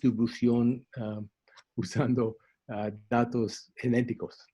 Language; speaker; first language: Spanish; non-native, fluent; English